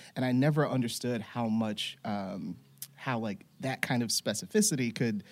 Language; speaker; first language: English; native; English